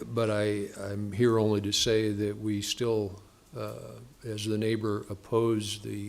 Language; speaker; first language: English; native; English